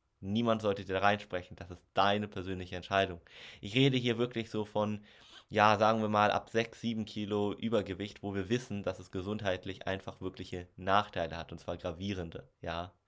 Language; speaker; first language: German; native; German